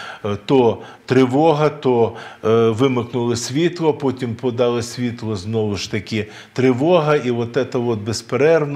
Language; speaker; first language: Ukrainian; native; Ukrainian